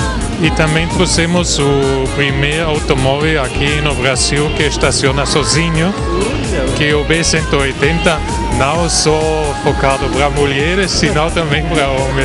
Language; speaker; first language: Portuguese; non-native, fluent; Spanish